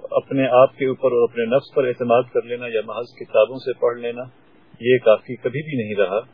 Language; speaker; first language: Urdu; native; Urdu